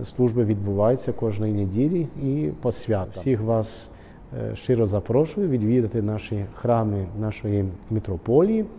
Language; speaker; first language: Ukrainian; early bilingual, heritage; Ukrainian